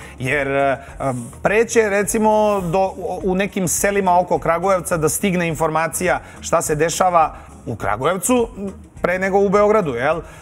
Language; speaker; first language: Serbian; native; Serbian